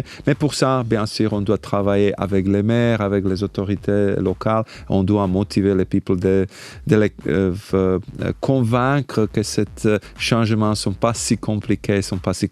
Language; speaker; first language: French; non-native, fluent; Slovak